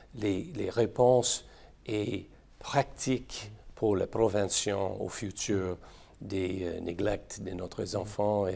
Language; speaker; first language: French; non-native, learner; English